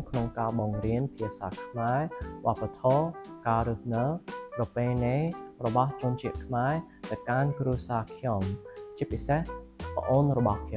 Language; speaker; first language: Khmer; non-native, learner; English